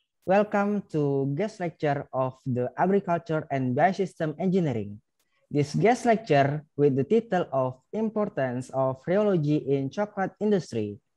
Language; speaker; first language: English; non-native, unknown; Indonesian